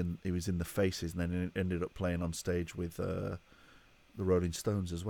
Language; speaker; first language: English; native; English